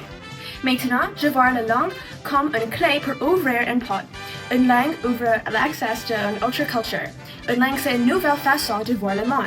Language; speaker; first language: French; non-native, learner; English